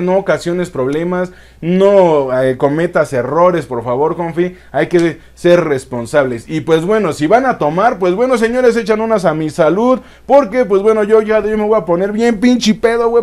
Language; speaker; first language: Spanish; native; Spanish